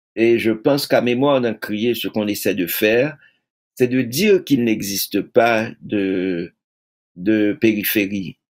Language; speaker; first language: French; native; French